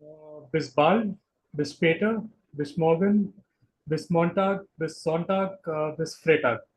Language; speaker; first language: German; non-native, learner; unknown